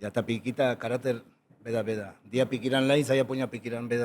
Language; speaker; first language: Indonesian; non-native, fluent; Spanish